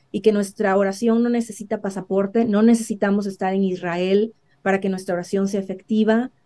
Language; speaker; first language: Spanish; native; Spanish